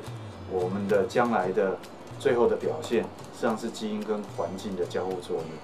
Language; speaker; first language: Chinese; native; Chinese